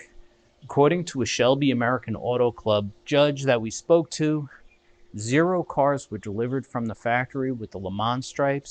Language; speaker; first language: English; native; English